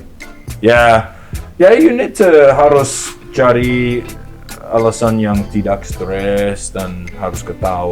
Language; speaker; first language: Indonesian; non-native, learner; English